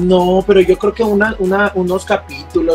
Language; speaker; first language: Spanish; native; Spanish